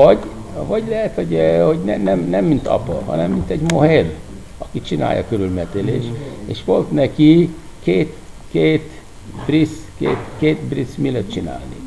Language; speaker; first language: Hungarian; non-native, fluent; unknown